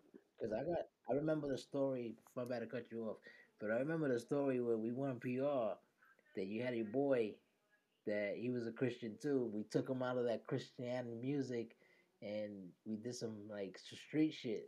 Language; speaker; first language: English; early bilingual, other home language; Spanish